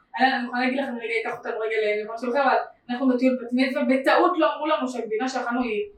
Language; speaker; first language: Hebrew; native; Hebrew